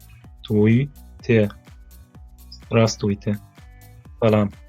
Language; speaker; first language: Russian; non-native, fluent; Turkmen